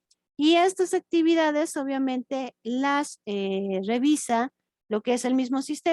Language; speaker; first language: Spanish; native; Spanish